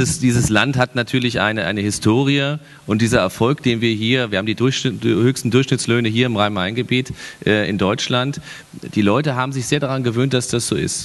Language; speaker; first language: German; native; German